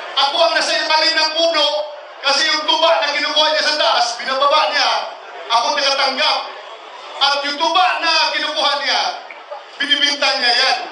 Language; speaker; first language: Filipino; non-native, local second language; Cebuano